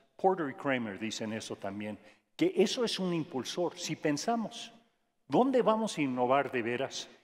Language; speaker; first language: Spanish; non-native, fluent; English